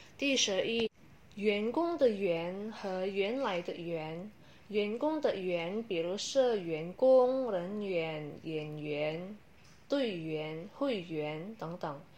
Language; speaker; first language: Chinese; non-native, learner; Indonesian